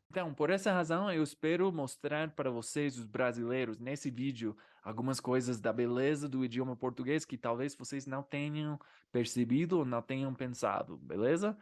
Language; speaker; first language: Portuguese; non-native, fluent; English